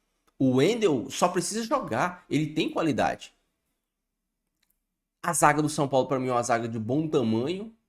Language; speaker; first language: Portuguese; native; Portuguese